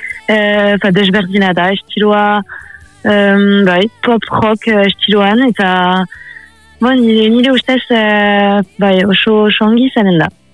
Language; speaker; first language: Basque; non-native, local second language; French